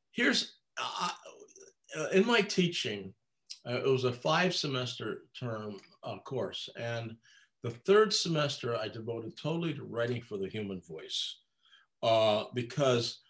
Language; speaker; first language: English; native; English